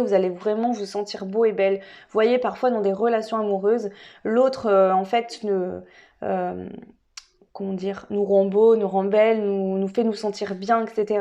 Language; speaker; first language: French; native; French